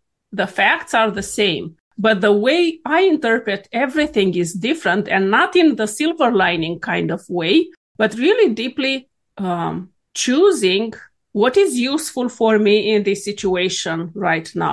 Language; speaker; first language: English; non-native, fluent; Romanian